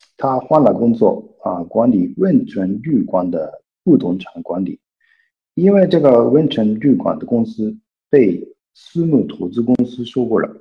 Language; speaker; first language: Chinese; non-native, fluent; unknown